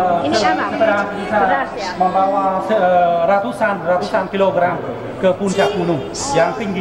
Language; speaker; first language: Indonesian; non-native, learner; Vietnamese